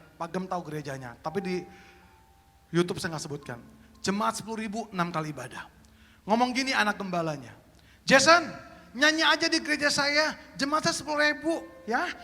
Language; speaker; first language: Indonesian; native; Indonesian